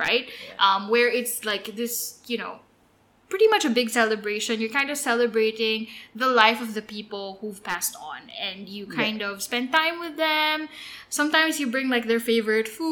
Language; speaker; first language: English; non-native, local second language; Filipino